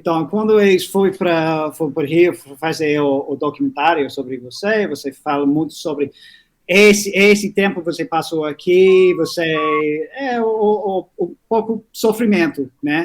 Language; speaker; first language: Portuguese; non-native, learner; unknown